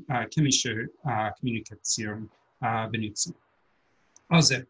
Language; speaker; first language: German; non-native, learner; English